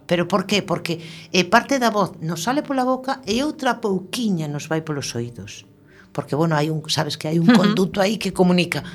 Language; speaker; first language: Galician; native; Galician